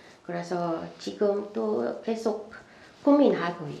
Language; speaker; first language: Korean; non-native, learner; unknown